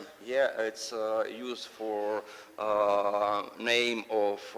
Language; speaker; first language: English; non-native, learner; Russian